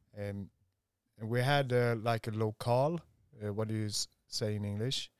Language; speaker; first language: English; non-native, fluent; Swedish